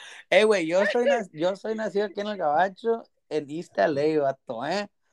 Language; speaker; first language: Spanish; early bilingual, heritage; Spanish